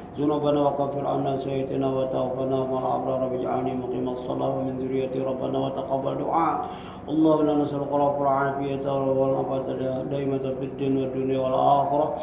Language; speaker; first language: Arabic; non-native, fluent; Indonesian